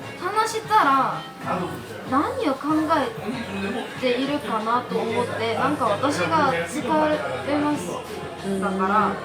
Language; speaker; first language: Japanese; non-native, learner; Korean